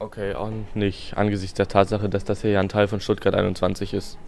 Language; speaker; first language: German; native; German